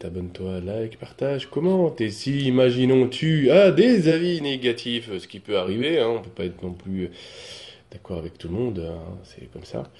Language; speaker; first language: French; native; French